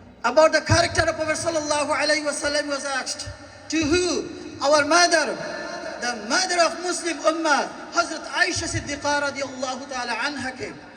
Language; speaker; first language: English; non-native, local second language; Bangla